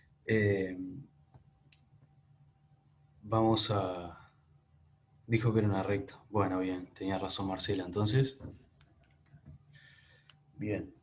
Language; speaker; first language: Spanish; native; Spanish